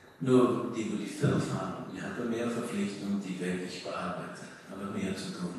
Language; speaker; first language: German; early bilingual, heritage; German